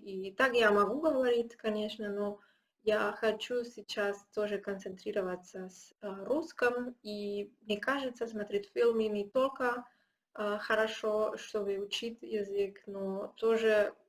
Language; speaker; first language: Russian; non-native, learner; Spanish